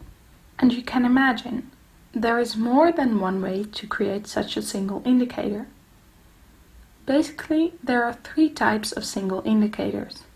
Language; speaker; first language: English; non-native, fluent; Dutch